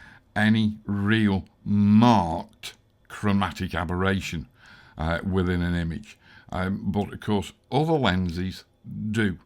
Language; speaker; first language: English; native; English